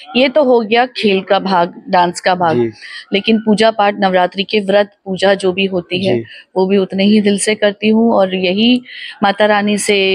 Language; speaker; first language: Hindi; non-native, local second language; Gujarati